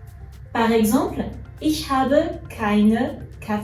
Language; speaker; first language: German; non-native, fluent; French